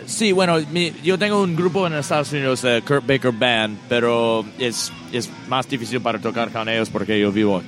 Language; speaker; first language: Spanish; non-native, learner; English